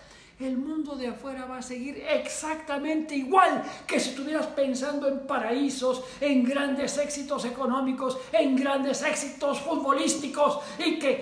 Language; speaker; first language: Spanish; native; Spanish